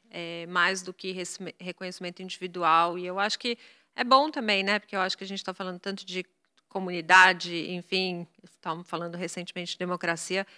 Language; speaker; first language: Portuguese; native; Portuguese